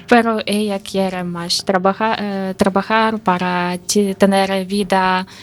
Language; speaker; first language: Spanish; non-native, learner; Ukrainian